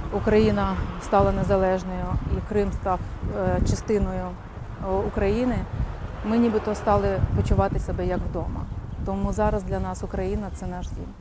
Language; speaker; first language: Ukrainian; non-native, local second language; Crimean Tatar